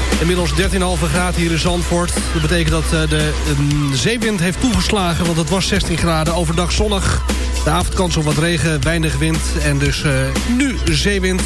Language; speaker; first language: Dutch; native; Dutch